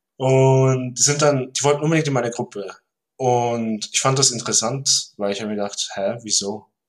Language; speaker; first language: German; early bilingual, other home language; Turkish